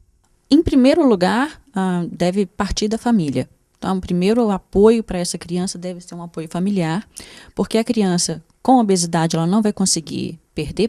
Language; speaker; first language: Portuguese; native; Portuguese